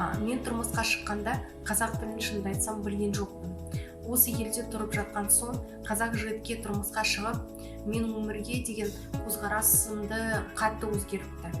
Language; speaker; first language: Kazakh; non-native, local second language; Romanian